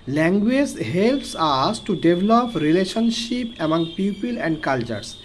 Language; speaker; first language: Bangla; native; Bangla